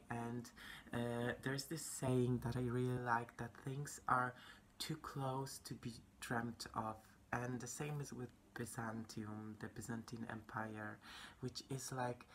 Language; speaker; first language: English; non-native, fluent; Polish